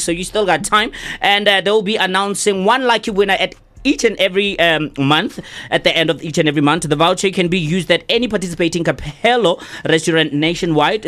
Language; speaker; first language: English; non-native, local second language; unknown